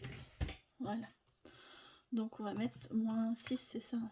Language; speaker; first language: French; native; French